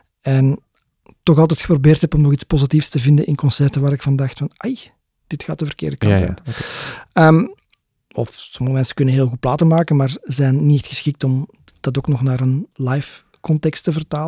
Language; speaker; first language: Dutch; native; Dutch